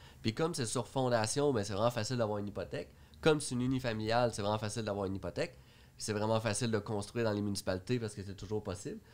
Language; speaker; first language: French; native; French